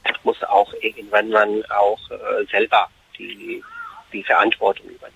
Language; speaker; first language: German; non-native, fluent; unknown